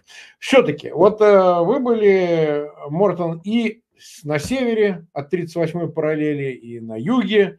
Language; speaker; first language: Russian; native; Russian